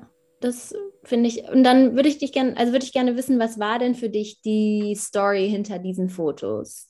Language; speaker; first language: German; native; German